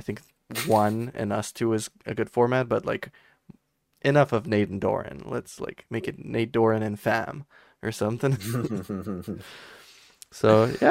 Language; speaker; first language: English; non-native, fluent; Romanian